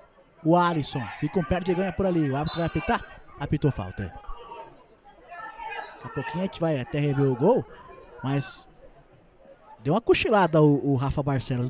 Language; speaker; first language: Portuguese; native; Portuguese